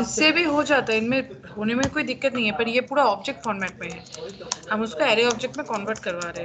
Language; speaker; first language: Hindi; non-native, local second language; Bangla